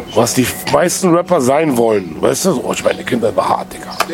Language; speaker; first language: German; early bilingual, other home language; Arabic